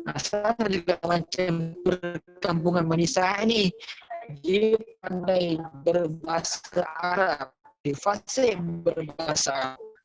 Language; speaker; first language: Malay; native; Malay